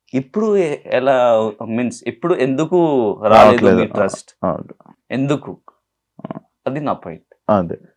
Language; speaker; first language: Telugu; non-native, learner; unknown